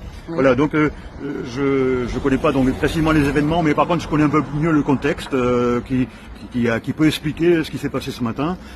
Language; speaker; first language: French; native; French